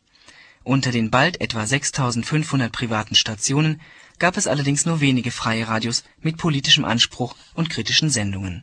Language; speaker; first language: German; native; German